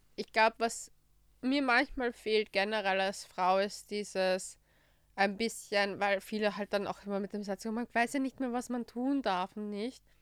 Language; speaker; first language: German; early bilingual, other home language; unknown